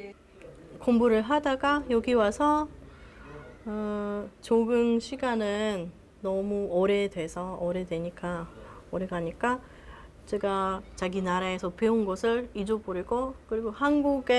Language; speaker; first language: Korean; non-native, fluent; Russian